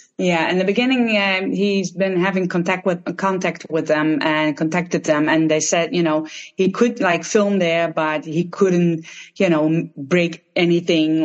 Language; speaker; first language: English; non-native, fluent; Dutch